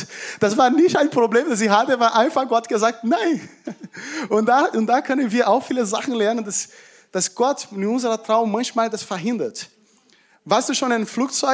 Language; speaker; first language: German; non-native, fluent; Portuguese